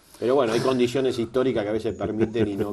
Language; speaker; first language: Spanish; native; Spanish